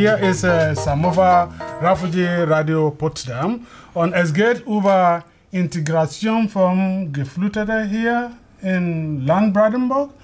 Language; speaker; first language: German; non-native, learner; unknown